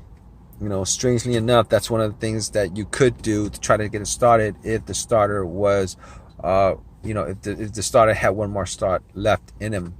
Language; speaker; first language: English; native; English